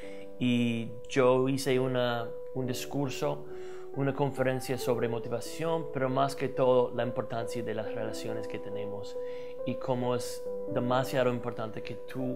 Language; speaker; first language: Spanish; non-native, fluent; English